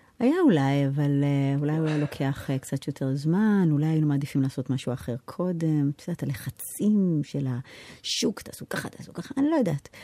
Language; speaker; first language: Hebrew; early bilingual, heritage; Hebrew